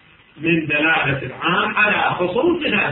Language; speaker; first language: Arabic; native; Arabic